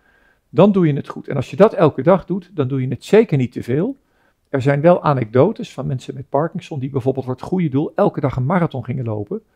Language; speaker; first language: Dutch; native; Dutch